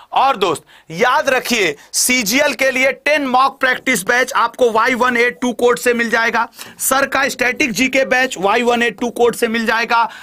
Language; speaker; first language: Hindi; native; Hindi